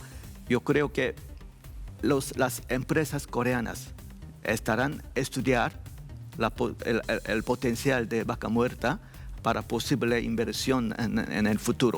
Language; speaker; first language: Spanish; non-native, learner; Korean